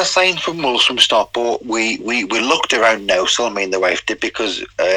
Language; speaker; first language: English; native; English